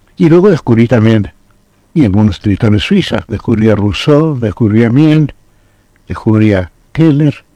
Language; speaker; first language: Spanish; native; Spanish